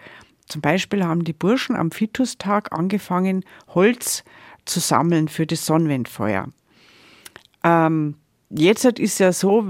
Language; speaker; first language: German; native; German